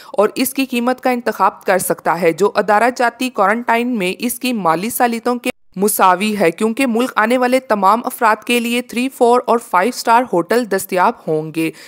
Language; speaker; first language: Urdu; native; Urdu